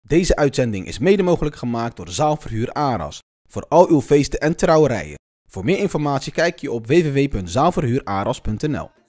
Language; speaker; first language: Dutch; early bilingual, other home language; Arabic